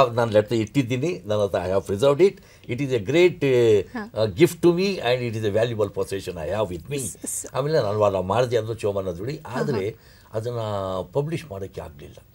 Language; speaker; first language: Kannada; non-native, local second language; Urdu